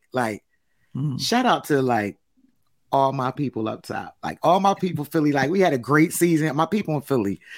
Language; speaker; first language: English; native; English